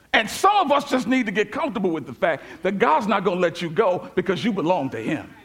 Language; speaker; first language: English; native; English